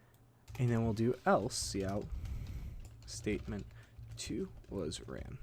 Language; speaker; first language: English; native; English